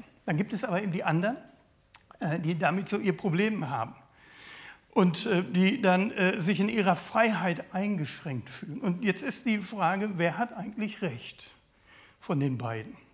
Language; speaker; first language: German; native; German